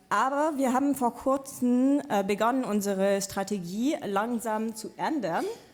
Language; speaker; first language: German; non-native, fluent; French